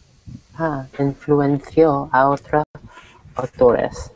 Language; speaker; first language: Spanish; non-native, learner; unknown